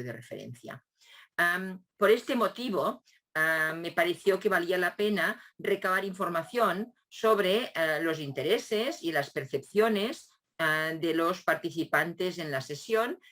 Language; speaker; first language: Spanish; non-native, local second language; Catalan